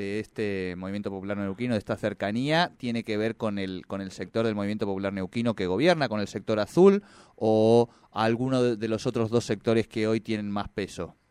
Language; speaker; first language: Spanish; native; Spanish